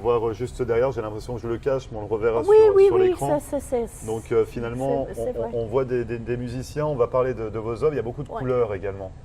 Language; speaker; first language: French; native; French